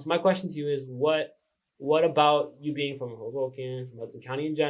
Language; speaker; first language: English; native; English